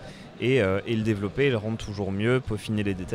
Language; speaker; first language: French; native; French